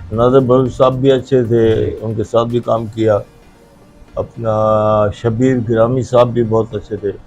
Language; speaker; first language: Urdu; non-native, local second language; Sindhi